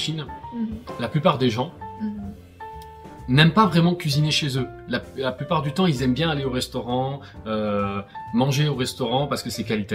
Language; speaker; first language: French; native; French